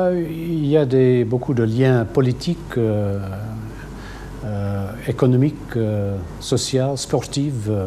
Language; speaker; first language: French; non-native, local second language; English